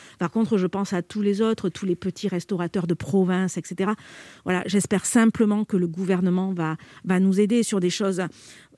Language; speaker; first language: French; native; French